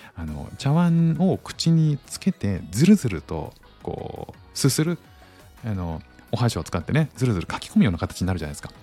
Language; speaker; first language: Japanese; native; Japanese